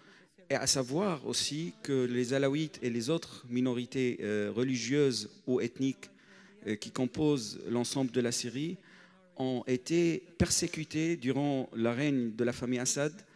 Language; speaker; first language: French; non-native, fluent; Arabic